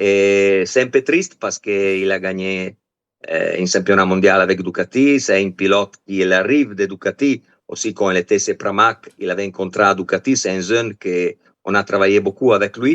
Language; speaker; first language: French; non-native, fluent; Italian